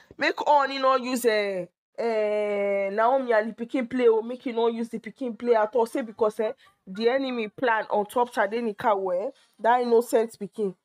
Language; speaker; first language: Nigerian Pidgin; native; Nigerian Pidgin